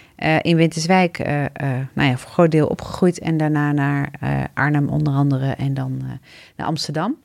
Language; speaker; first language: Dutch; early bilingual, other home language; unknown